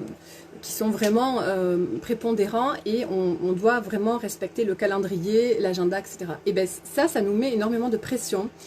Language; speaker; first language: French; native; French